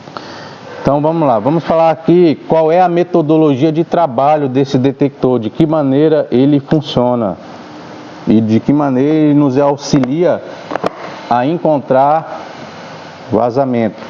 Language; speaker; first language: Portuguese; native; Portuguese